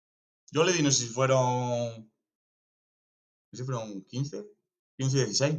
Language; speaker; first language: Spanish; native; Spanish